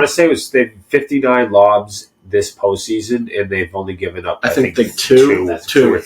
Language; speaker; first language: English; native; English